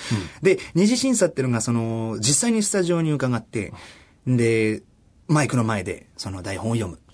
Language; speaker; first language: Japanese; early bilingual, other home language; German